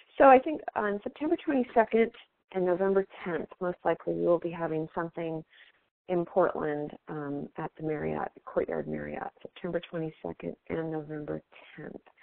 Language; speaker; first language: English; native; English